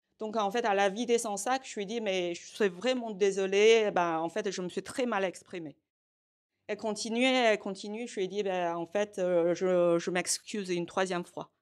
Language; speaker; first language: French; non-native, fluent; Chinese